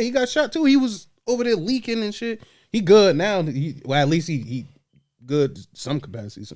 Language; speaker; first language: English; native; English